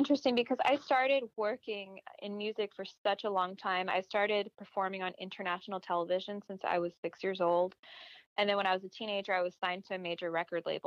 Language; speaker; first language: English; native; English